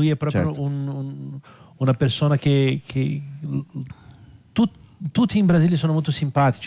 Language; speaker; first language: Italian; non-native, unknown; Portuguese